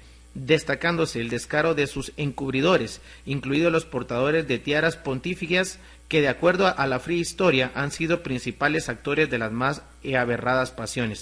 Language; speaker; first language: Spanish; native; Spanish